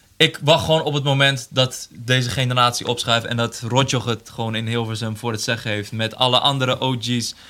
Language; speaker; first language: Dutch; early bilingual, other home language; Persian